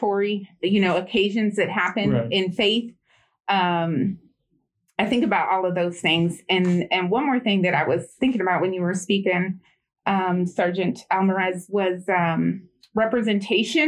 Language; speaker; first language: English; native; English